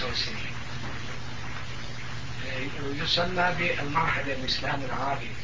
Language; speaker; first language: Arabic; non-native, fluent; Turkish